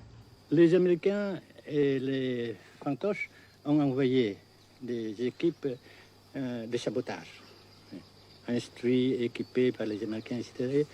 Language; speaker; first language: French; non-native, local second language; Vietnamese